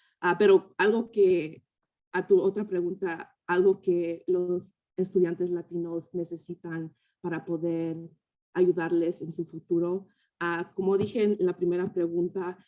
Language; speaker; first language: Spanish; early bilingual, heritage; Spanish